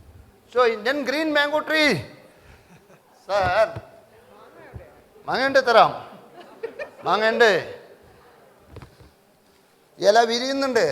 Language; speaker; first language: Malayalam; non-native, local second language; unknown